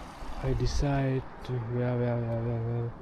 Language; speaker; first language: English; non-native, learner; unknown